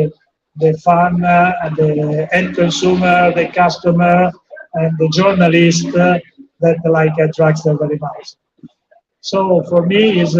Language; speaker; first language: English; non-native, fluent; Italian